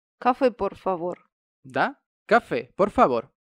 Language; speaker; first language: Spanish; non-native, fluent; Russian